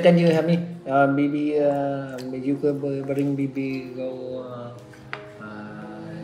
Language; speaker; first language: English; non-native, learner; Vietnamese